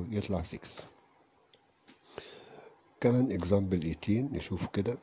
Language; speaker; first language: Arabic; native; Arabic